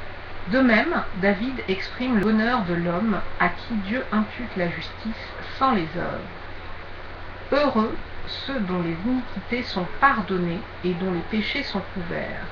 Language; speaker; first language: French; native; French